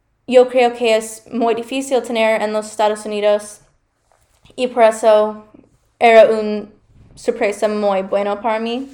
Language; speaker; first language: Spanish; non-native, learner; English